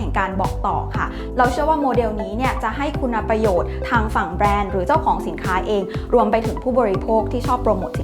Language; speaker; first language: Thai; native; Thai